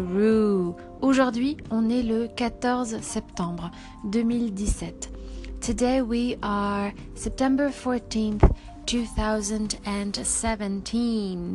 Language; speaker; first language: English; non-native, fluent; French